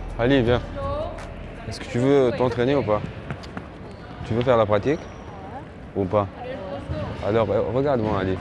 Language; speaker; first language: French; non-native, local second language; Arabic